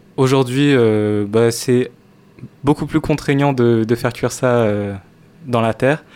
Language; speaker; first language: French; native; French